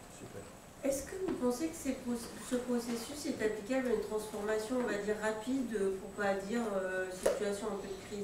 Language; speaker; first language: French; native; French